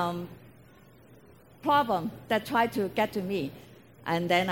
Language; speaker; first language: English; non-native, local second language; Cantonese